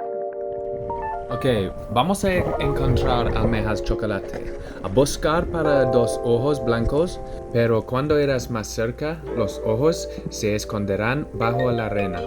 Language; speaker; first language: Spanish; non-native, learner; English